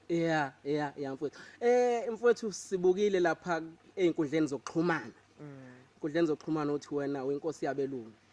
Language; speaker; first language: Zulu; native; Zulu